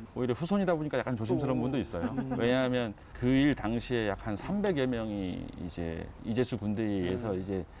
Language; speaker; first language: Korean; native; Korean